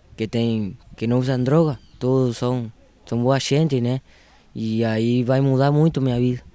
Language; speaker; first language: Portuguese; non-native, learner; Spanish